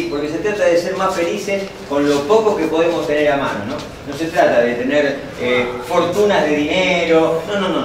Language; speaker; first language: Spanish; native; Spanish